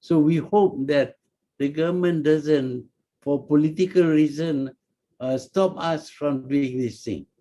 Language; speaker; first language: English; non-native, local second language; Malay